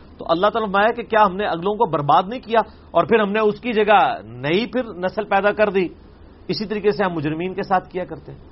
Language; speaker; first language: Urdu; non-native, local second language; Punjabi